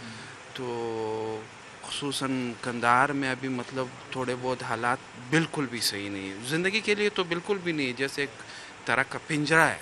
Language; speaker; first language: Hindi; non-native, fluent; Pashto